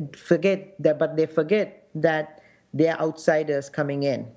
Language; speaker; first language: English; non-native, local second language; Sinhala